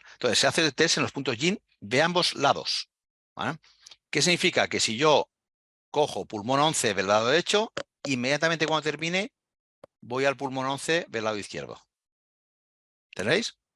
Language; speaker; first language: Spanish; native; Spanish